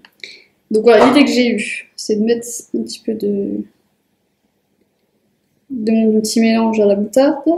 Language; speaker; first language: French; native; French